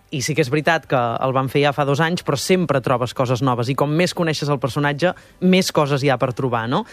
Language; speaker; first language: Catalan; native; Catalan